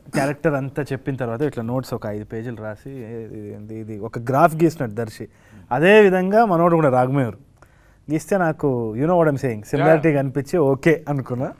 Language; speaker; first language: Telugu; native; Telugu